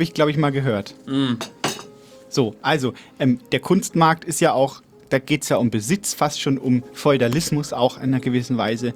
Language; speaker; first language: German; native; German